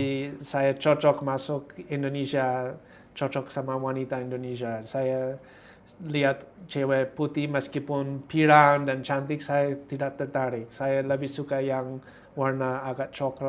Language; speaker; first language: Indonesian; non-native, fluent; English